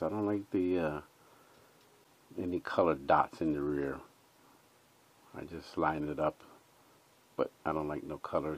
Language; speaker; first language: English; native; English